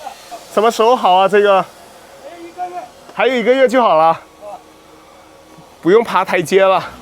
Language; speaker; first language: Chinese; early bilingual, heritage; Indonesian